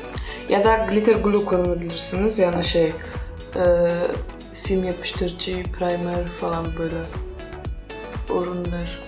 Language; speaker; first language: Turkish; non-native, fluent; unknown